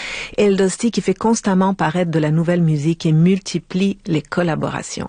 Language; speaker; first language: French; native; French